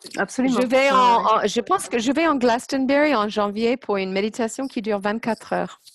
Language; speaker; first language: French; non-native, fluent; English